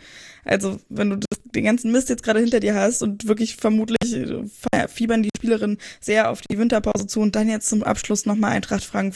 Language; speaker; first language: German; native; German